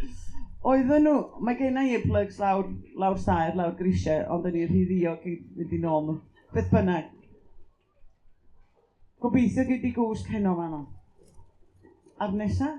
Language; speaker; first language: Welsh; native; Welsh